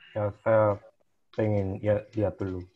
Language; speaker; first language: Indonesian; non-native, learner; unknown